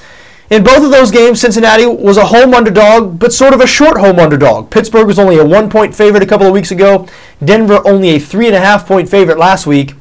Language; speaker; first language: English; native; English